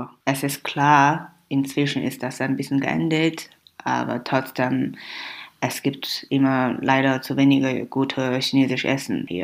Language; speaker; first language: German; non-native, fluent; Chinese